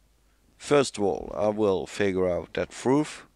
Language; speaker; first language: English; non-native, fluent; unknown